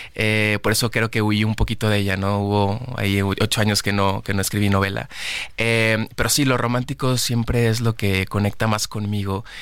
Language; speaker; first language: Spanish; native; Spanish